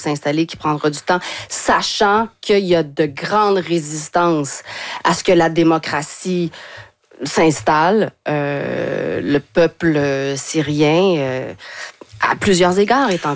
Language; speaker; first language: French; native; French